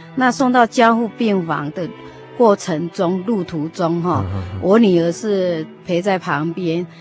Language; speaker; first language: Chinese; native; Chinese